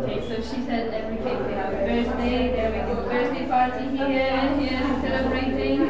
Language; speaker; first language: English; non-native, learner; Polish